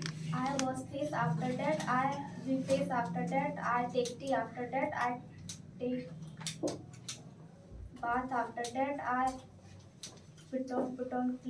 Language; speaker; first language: English; non-native, learner; Hindi